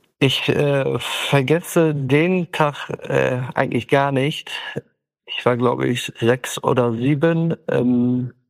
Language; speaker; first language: German; early bilingual, other home language; Turkish